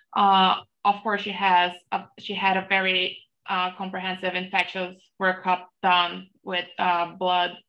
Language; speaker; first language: English; non-native, fluent; Portuguese